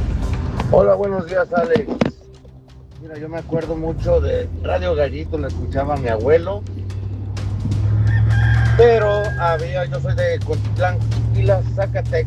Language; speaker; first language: Spanish; native; Spanish